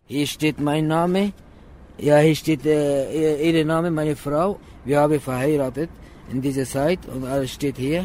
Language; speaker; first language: German; non-native, learner; Kurdish